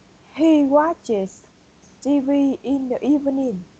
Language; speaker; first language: English; non-native, learner; Vietnamese